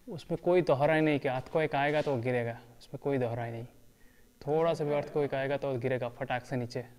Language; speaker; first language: Hindi; native; Hindi